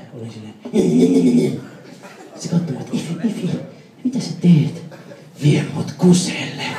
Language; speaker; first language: Finnish; early bilingual, other home language; Persian